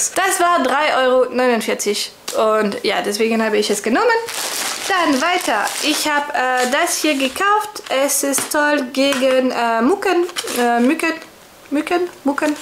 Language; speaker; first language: German; non-native, fluent; French